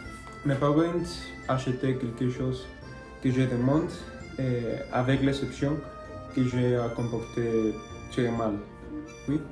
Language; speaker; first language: French; non-native, learner; Spanish